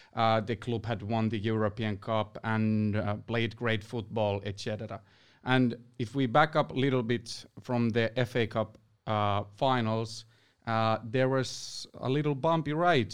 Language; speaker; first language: English; non-native, fluent; Finnish